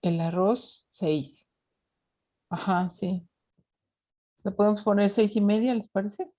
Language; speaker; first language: Spanish; native; Spanish